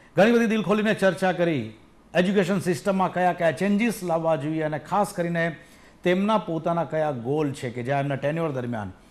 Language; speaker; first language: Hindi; non-native, local second language; Gujarati